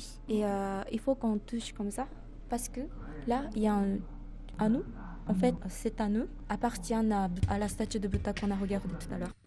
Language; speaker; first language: French; non-native, fluent; Japanese